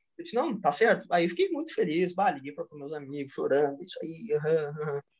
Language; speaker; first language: Portuguese; native; Portuguese